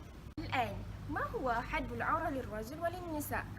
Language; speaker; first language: Arabic; non-native, learner; Malay